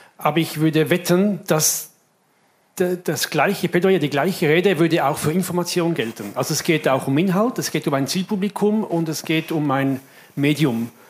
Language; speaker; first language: German; non-native, fluent; Italian